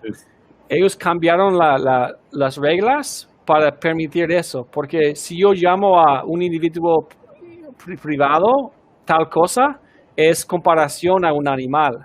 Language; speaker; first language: Spanish; early bilingual, heritage; Spanish